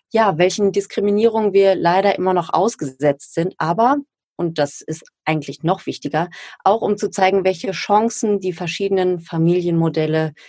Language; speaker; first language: German; native; German